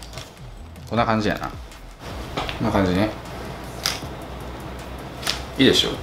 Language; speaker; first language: Japanese; native; Japanese